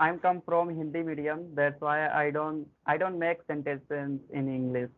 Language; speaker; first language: English; non-native, learner; Hindi